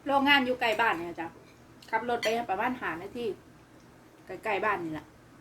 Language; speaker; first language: Thai; native; Thai